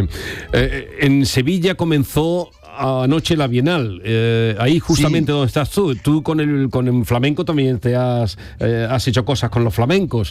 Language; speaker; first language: Spanish; native; Spanish